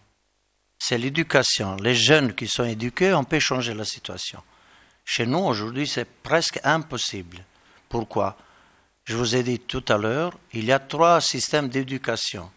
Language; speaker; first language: French; non-native, learner; Bosnian